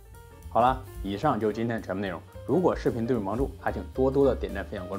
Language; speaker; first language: Chinese; native; Chinese